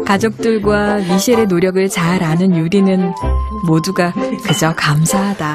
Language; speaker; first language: Korean; native; Korean